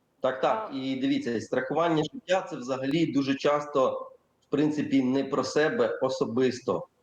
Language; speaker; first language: Ukrainian; native; Ukrainian